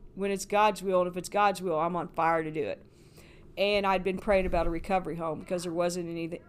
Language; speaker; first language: English; native; English